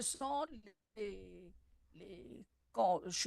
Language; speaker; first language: French; non-native, local second language; Malagasy